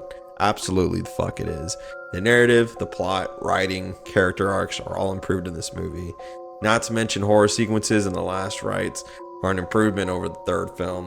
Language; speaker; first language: English; native; English